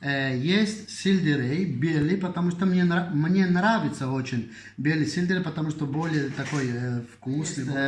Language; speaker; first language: Russian; non-native, fluent; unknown